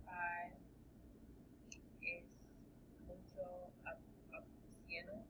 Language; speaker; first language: Spanish; non-native, learner; English